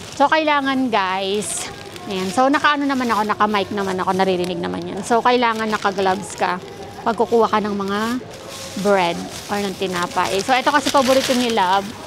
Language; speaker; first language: Filipino; native; Filipino